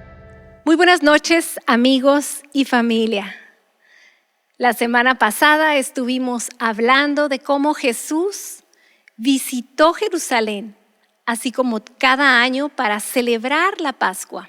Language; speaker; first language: Spanish; native; Spanish